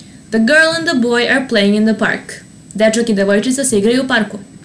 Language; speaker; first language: English; non-native, fluent; Serbian